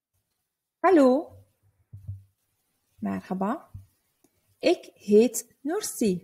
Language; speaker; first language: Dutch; non-native, fluent; Turkish